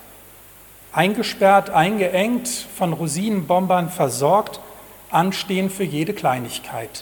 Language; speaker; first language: German; native; German